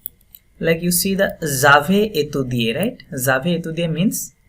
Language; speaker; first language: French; non-native, learner; Bangla